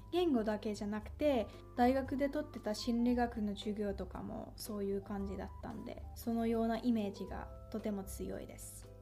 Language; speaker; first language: Japanese; non-native, fluent; Finnish